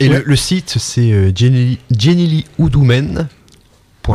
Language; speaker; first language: French; native; French